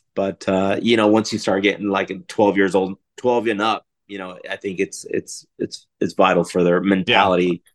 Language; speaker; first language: English; native; English